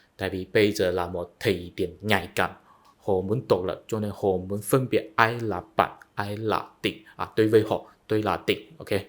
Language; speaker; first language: Vietnamese; non-native, fluent; Chinese